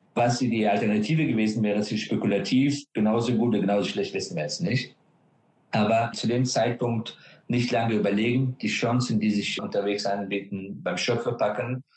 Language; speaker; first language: German; non-native, fluent; Persian